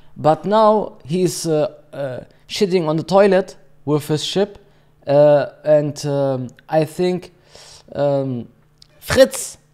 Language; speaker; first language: English; non-native, learner; German